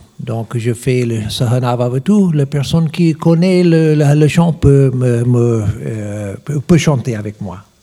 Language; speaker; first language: French; non-native, learner; English